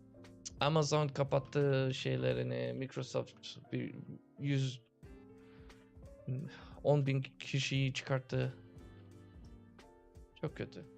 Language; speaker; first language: Turkish; early bilingual, heritage; Turkish